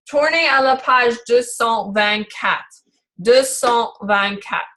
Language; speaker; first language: French; non-native, learner; English